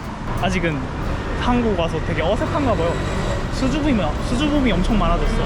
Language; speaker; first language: Korean; native; Korean